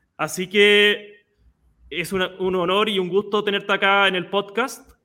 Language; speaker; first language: Spanish; native; Spanish